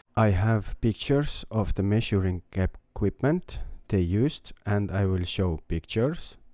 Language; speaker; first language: English; non-native, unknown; Estonian